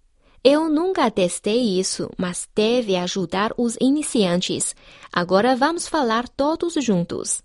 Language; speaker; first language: Portuguese; non-native, fluent; Chinese